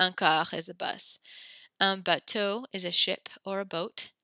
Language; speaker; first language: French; non-native, fluent; English